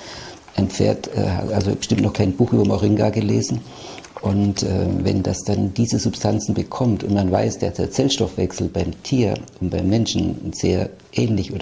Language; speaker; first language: German; native; German